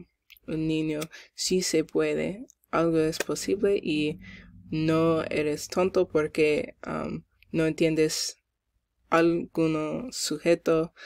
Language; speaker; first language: Spanish; non-native, learner; English